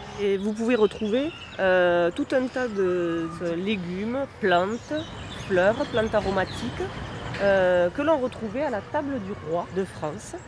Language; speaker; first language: French; native; French